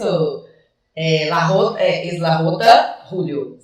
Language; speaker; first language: Spanish; non-native, learner; Portuguese